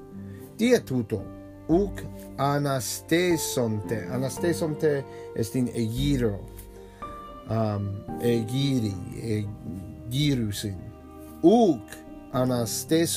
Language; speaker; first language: Greek; non-native, learner; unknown